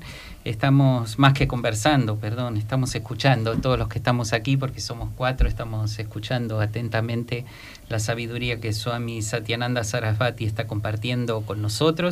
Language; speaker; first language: Spanish; native; Spanish